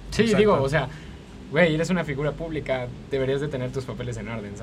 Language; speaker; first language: Spanish; native; Spanish